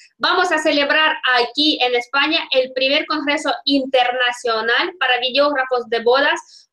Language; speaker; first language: Spanish; non-native, fluent; Russian